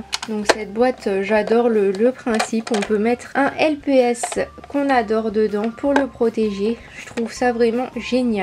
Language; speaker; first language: French; native; French